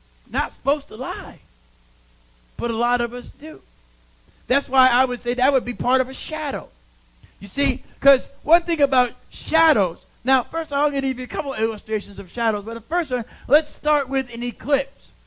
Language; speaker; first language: English; native; English